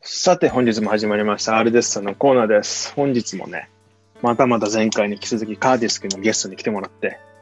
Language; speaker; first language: Japanese; native; Japanese